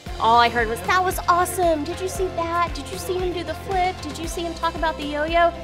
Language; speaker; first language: English; native; English